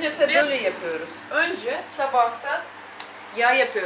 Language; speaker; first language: Turkish; non-native, learner; Russian